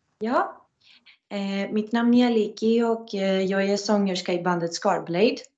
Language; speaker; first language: Swedish; non-native, fluent; Greek